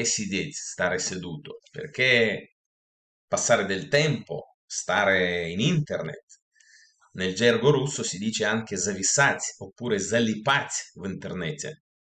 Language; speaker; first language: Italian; non-native, fluent; Russian